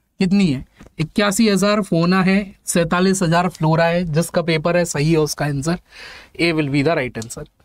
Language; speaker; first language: Hindi; native; Hindi